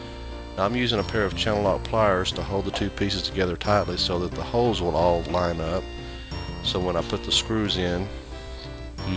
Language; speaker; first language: English; native; English